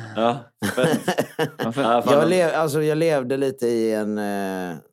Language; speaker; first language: Swedish; non-native, local second language; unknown